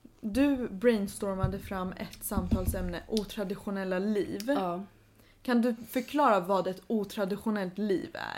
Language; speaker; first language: Swedish; native; Swedish